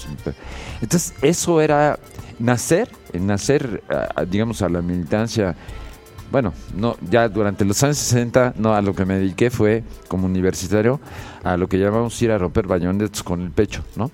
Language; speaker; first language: Spanish; native; Spanish